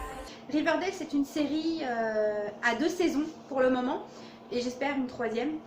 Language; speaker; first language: French; native; French